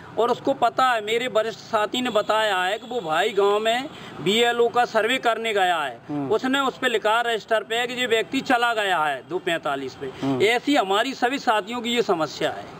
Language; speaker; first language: Hindi; native; Hindi